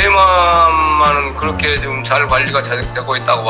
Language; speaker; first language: Korean; native; Korean